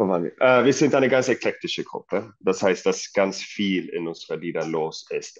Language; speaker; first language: German; non-native, fluent; Swedish